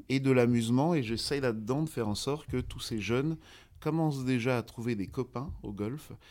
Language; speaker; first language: French; native; French